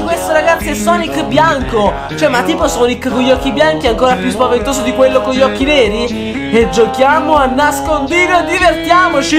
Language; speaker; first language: Italian; native; Italian